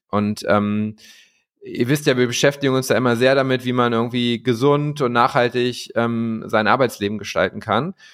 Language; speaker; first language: German; native; German